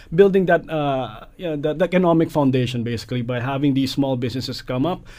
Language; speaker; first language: English; non-native, local second language; Filipino